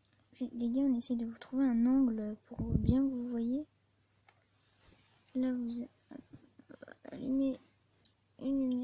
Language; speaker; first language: French; native; French